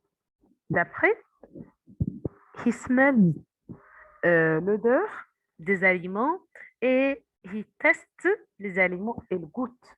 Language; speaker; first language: French; non-native, fluent; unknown